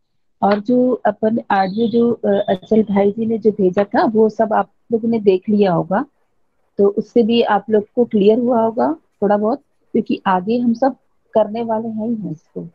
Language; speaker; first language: Hindi; native; Hindi